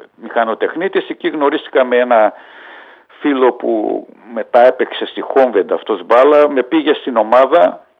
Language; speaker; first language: Greek; early bilingual, heritage; Hungarian